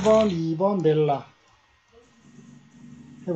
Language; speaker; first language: Korean; native; Korean